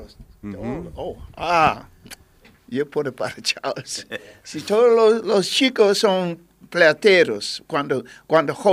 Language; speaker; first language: Spanish; non-native, learner; English